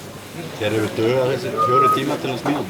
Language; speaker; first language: Icelandic; native; Icelandic